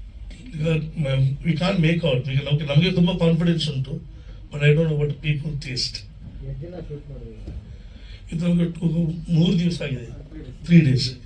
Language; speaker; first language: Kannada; non-native, local second language; Konkani